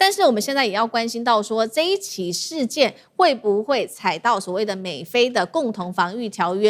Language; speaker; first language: Chinese; native; Chinese